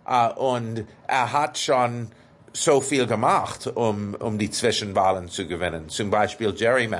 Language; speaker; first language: German; non-native, fluent; English